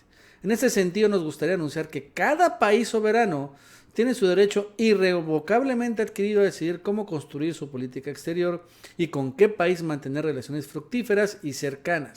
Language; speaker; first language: Spanish; native; Spanish